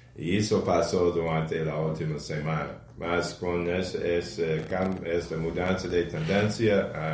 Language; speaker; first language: Portuguese; non-native, fluent; English